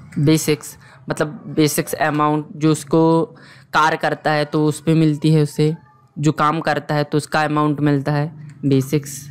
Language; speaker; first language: Hindi; native; Hindi